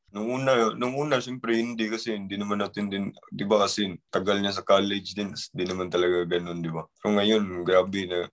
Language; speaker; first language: Filipino; non-native, local second language; Cebuano